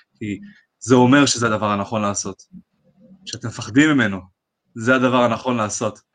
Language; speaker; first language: Hebrew; native; Hebrew